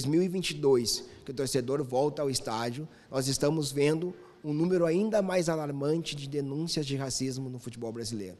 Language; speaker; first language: Portuguese; native; Portuguese